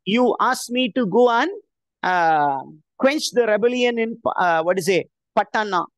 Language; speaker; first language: English; non-native, local second language; Tamil